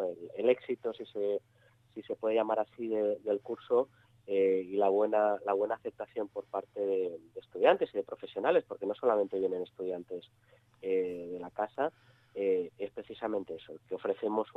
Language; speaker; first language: Spanish; native; Spanish